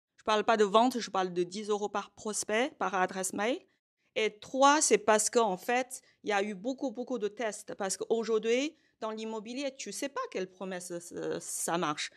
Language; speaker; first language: French; non-native, fluent; Chinese